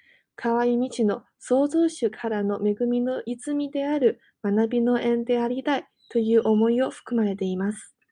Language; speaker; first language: Japanese; non-native, learner; English